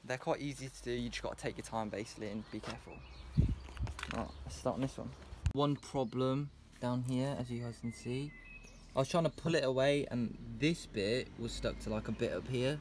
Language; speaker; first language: English; native; English